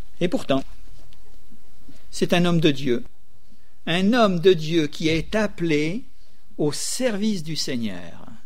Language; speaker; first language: French; native; French